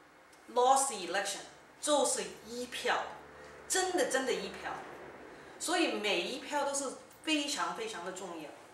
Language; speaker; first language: Chinese; early bilingual, heritage; Cantonese